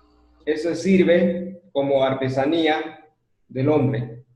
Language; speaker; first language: Spanish; non-native, local second language; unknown